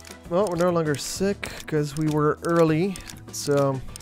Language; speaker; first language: English; non-native, fluent; Dutch